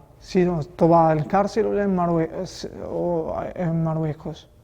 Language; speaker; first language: Spanish; non-native, learner; Arabic